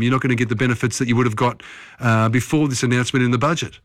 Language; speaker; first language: English; native; English